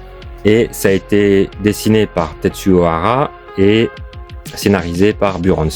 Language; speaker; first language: French; native; French